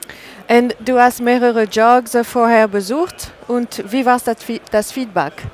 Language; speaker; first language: German; non-native, learner; English